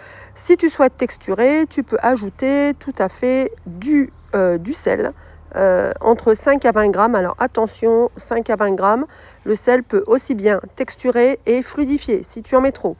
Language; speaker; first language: French; native; French